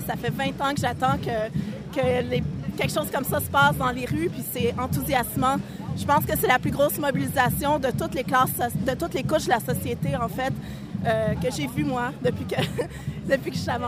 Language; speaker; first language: French; native; French